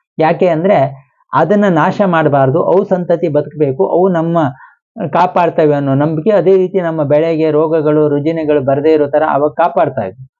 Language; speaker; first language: Kannada; non-native, local second language; Tulu